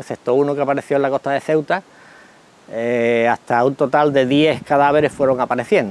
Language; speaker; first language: Spanish; native; Spanish